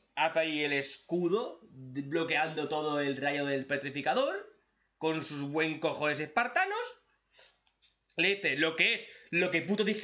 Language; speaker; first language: Spanish; native; Spanish